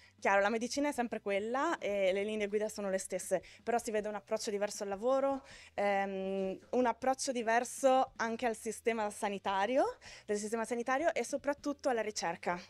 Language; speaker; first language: Italian; native; Italian